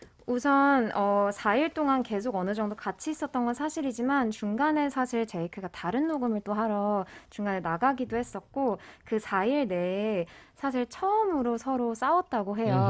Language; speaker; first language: Korean; native; Korean